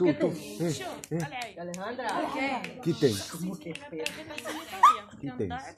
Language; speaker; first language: Spanish; non-native, learner; Arabic